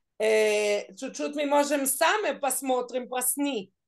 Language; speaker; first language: Russian; non-native, learner; Hebrew